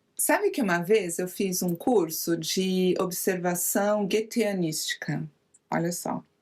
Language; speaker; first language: Portuguese; native; Portuguese